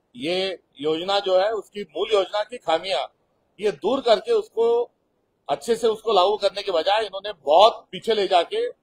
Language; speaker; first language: Hindi; non-native, local second language; Marathi